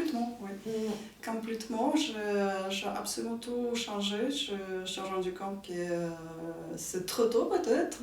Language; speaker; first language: French; non-native, fluent; Ukrainian